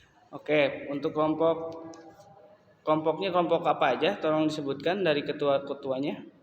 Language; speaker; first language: Indonesian; native; Indonesian